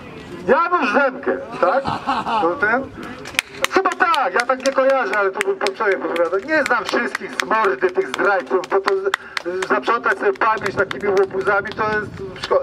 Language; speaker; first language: Polish; native; Polish